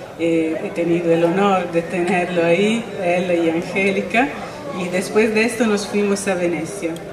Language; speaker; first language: Spanish; non-native, fluent; Italian